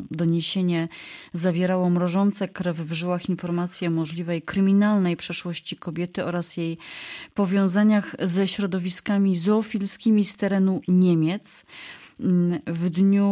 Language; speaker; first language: Polish; native; Polish